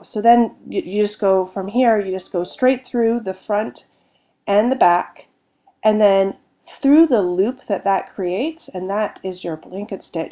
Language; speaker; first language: English; native; English